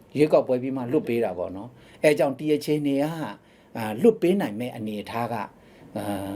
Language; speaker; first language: Burmese; non-native, local second language; Shan